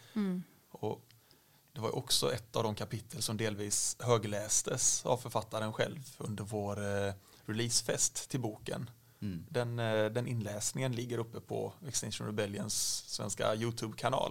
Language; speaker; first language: Swedish; native; Swedish